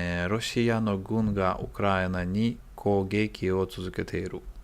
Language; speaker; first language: Japanese; non-native, learner; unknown